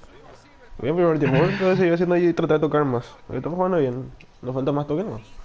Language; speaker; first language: Spanish; native; Spanish